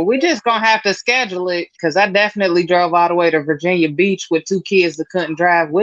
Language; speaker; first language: English; native; English